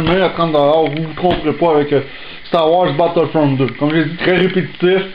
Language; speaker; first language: French; native; French